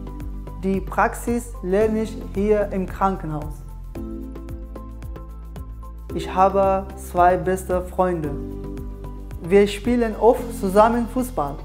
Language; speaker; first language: German; non-native, learner; Persian